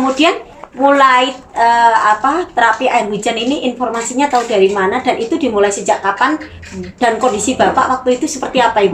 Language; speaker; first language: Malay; non-native, local second language; Javanese